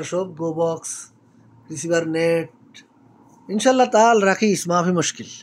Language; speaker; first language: Arabic; non-native, learner; Bangla